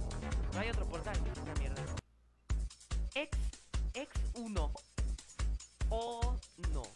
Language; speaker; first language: Spanish; native; Spanish